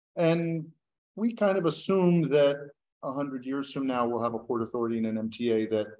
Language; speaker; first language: English; native; English